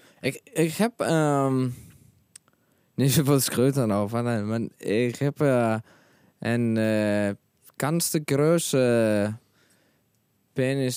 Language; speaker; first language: Dutch; non-native, learner; Norwegian